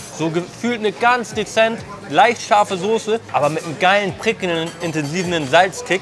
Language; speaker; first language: German; native; German